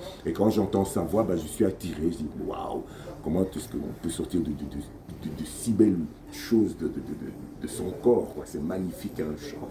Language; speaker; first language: French; non-native, local second language; Lingala